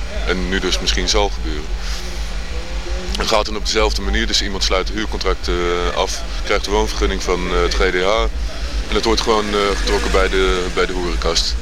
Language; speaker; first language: Dutch; native; Dutch